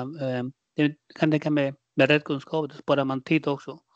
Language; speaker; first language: Swedish; non-native, fluent; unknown